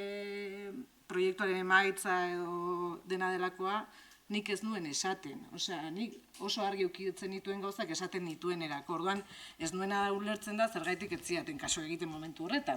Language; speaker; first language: Basque; native; Basque